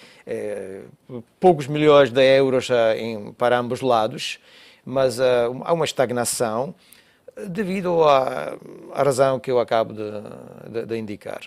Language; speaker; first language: Portuguese; non-native, fluent; Italian